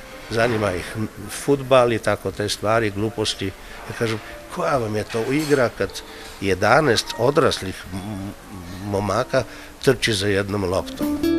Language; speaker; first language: Serbian; non-native, fluent; Slovenian